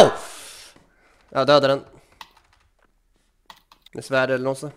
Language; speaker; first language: Swedish; native; Swedish